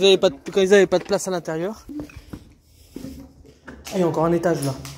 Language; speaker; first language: French; native; French